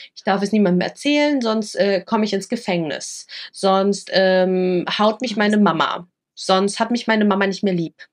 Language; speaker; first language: German; early bilingual, other home language; Vietnamese